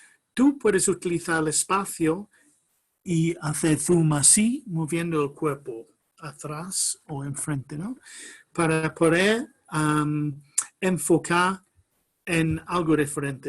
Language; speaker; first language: Spanish; non-native, fluent; English